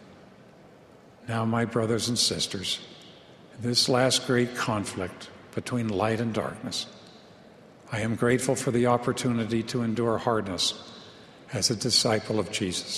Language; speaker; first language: English; native; English